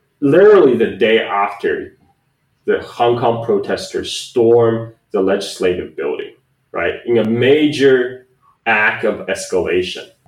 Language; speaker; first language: English; non-native, fluent; Chinese